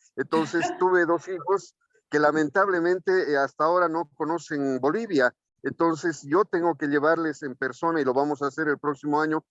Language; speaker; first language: Spanish; native; Spanish